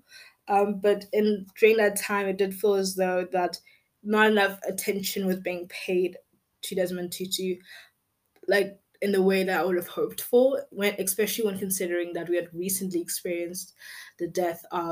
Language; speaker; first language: English; native; English